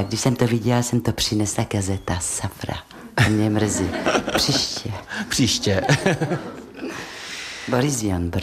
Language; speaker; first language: Czech; non-native, fluent; French